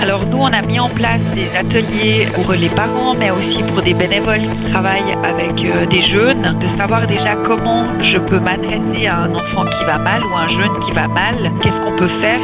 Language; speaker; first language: French; native; French